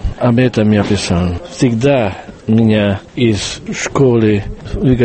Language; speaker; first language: Russian; non-native, learner; Hungarian